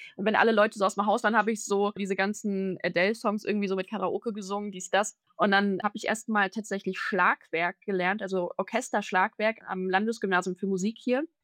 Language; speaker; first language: German; native; German